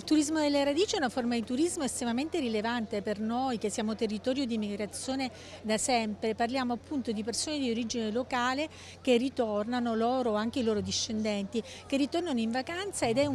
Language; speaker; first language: Italian; native; Italian